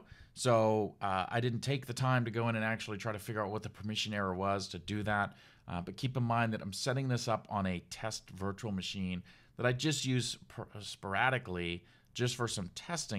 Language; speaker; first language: English; native; English